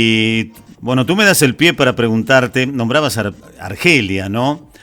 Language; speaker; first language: Spanish; native; Spanish